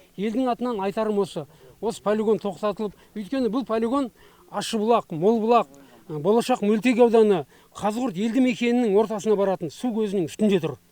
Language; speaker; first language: Kazakh; native; Kazakh